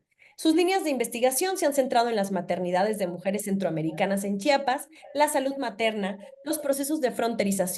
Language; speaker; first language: Spanish; native; Spanish